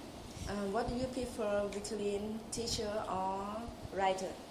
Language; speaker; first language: English; non-native, local second language; Thai